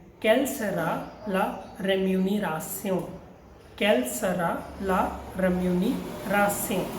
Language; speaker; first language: French; non-native, fluent; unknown